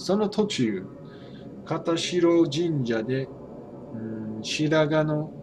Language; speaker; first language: Japanese; non-native, learner; English